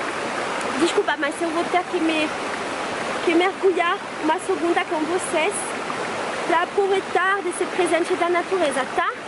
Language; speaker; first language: Portuguese; non-native, fluent; French